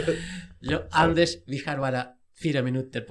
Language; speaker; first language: Swedish; non-native, fluent; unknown